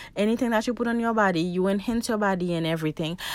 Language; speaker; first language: English; non-native, fluent; Haitian Creole